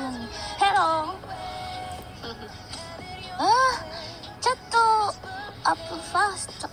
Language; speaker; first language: English; non-native, learner; Filipino